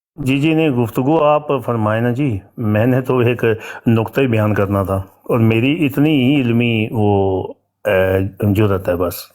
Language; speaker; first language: Urdu; non-native, local second language; Punjabi